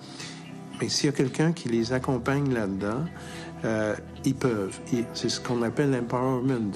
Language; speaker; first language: French; native; French